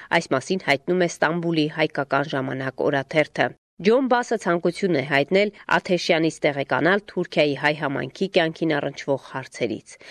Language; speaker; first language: Armenian; native; Armenian